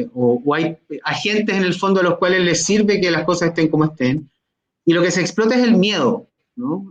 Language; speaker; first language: Spanish; native; Spanish